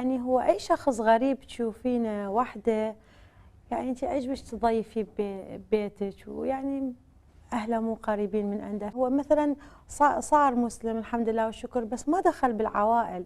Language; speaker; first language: Arabic; native; Arabic